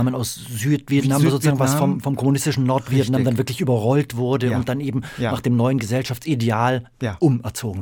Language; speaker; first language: German; native; German